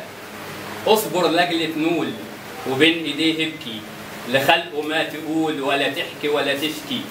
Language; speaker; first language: Arabic; native; Arabic